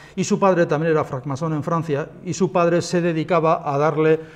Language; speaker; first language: Spanish; native; Spanish